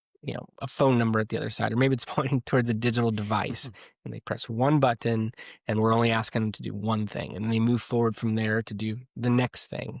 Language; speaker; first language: English; native; English